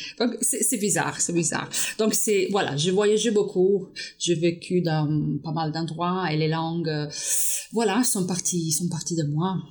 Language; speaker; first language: French; non-native, fluent; Italian